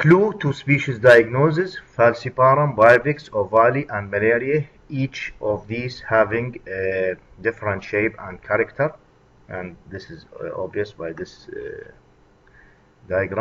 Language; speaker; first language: English; non-native, fluent; Arabic